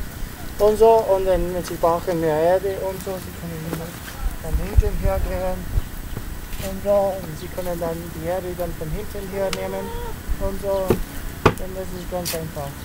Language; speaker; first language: German; non-native, learner; Italian